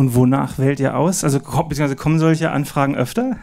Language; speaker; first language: German; native; German